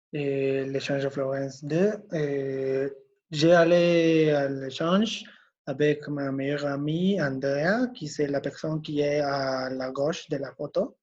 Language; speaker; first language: French; non-native, learner; Spanish